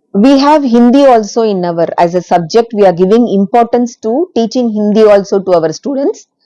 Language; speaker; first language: English; non-native, local second language; Tamil